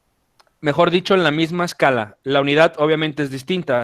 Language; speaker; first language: Spanish; native; Spanish